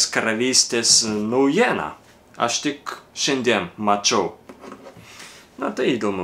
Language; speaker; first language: Lithuanian; non-native, fluent; Japanese